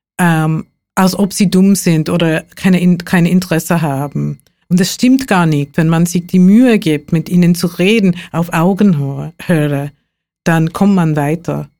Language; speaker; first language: German; non-native, fluent; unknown